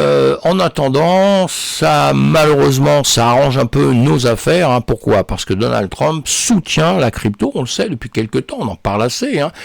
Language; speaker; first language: French; native; French